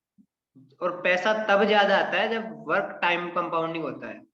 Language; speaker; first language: Hindi; native; Hindi